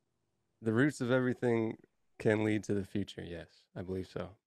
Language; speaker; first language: English; native; English